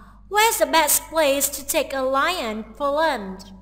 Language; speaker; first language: English; non-native, fluent; Vietnamese